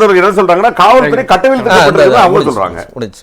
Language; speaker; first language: Tamil; native; Tamil